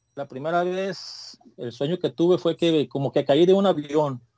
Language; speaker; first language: Spanish; native; Spanish